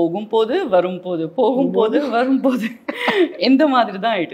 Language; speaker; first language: Tamil; non-native, learner; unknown